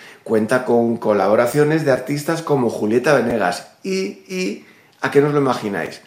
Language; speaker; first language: Spanish; native; Spanish